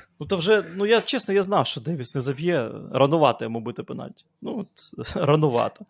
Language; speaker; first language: Ukrainian; native; Ukrainian